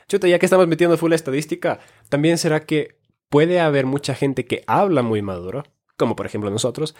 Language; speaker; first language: Spanish; early bilingual, heritage; Spanish